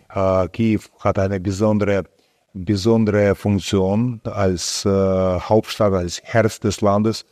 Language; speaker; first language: German; non-native, fluent; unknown